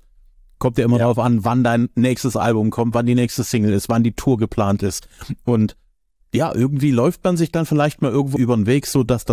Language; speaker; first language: German; native; German